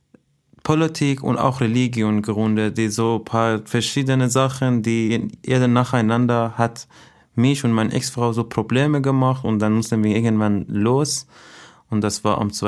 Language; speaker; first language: German; non-native, fluent; Persian